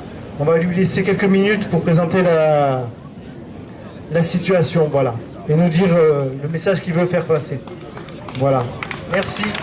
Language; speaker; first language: French; native; French